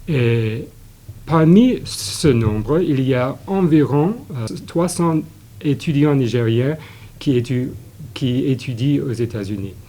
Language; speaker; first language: French; non-native, fluent; English